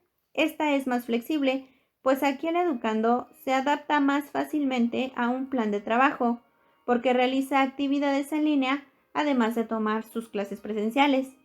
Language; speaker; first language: Spanish; native; Spanish